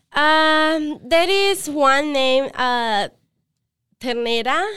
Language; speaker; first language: English; non-native, learner; Spanish